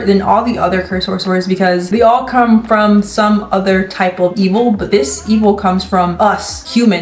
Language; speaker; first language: English; native; English